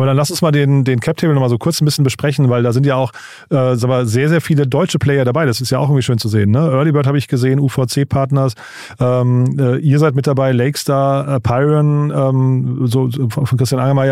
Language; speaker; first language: German; native; German